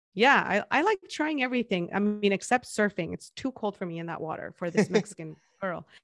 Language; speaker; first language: English; non-native, fluent; Spanish